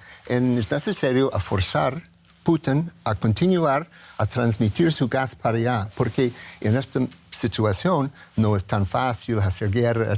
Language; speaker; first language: Spanish; non-native, learner; English